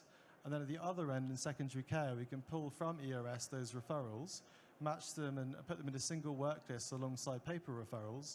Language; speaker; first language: English; native; English